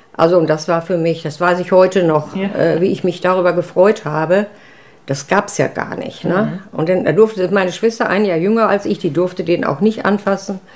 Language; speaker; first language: German; native; German